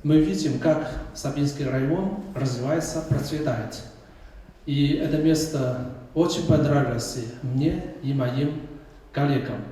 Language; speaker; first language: Russian; non-native, fluent; Chinese